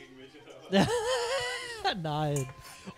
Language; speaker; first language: German; native; German